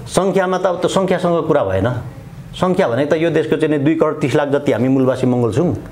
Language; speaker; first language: Nepali; non-native, local second language; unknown